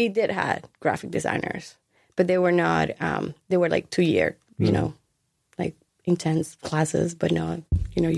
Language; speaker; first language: English; non-native, fluent; Spanish